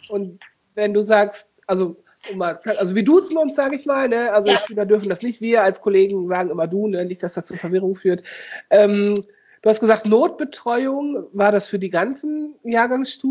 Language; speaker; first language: German; native; German